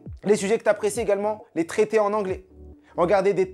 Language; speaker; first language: French; native; French